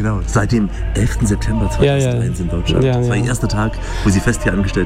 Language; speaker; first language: German; native; German